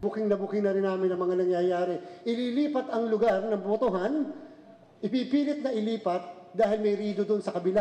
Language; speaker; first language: Filipino; native; Filipino